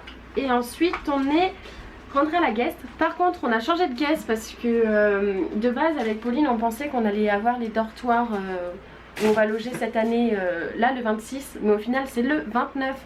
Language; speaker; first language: French; native; French